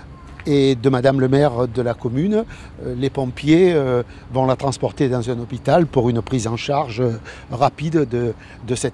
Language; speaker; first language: French; native; French